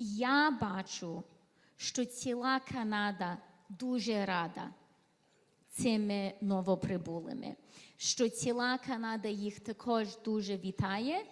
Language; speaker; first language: Ukrainian; early bilingual, heritage; Ukrainian